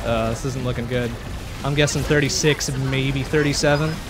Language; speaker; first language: English; native; English